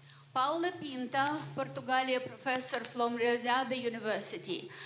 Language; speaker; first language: English; non-native, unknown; Ukrainian